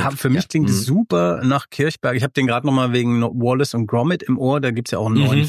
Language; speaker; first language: German; native; German